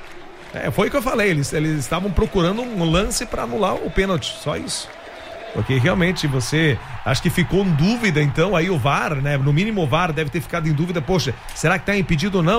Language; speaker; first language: Portuguese; native; Portuguese